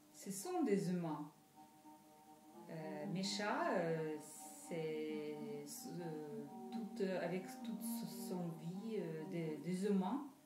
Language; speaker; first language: French; non-native, fluent; Russian